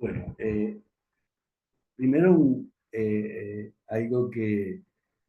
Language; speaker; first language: Spanish; native; Spanish